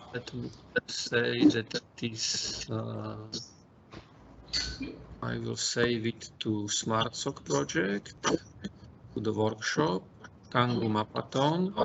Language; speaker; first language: English; non-native, fluent; Slovak